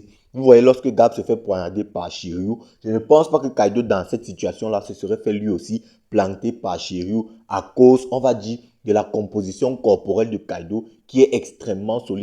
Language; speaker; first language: French; native; French